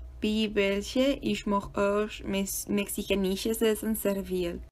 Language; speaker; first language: German; non-native, learner; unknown